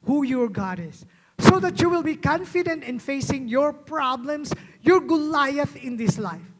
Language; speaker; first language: English; non-native, local second language; Filipino